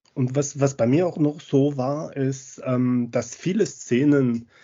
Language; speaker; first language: German; non-native, fluent; French